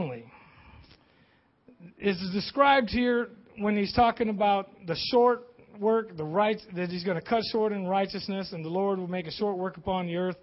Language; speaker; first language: English; native; English